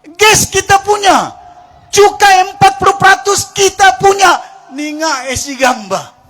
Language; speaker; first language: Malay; non-native, local second language; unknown